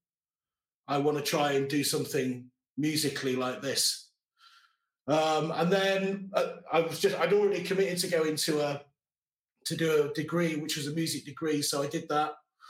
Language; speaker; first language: English; native; English